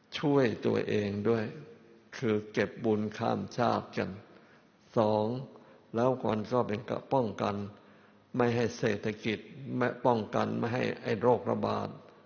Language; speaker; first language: Thai; native; Thai